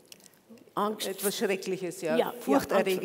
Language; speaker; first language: German; native; German